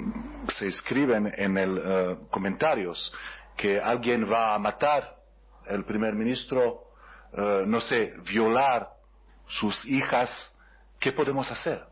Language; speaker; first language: Spanish; non-native, learner; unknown